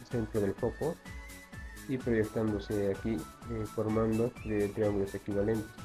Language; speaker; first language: Spanish; native; Spanish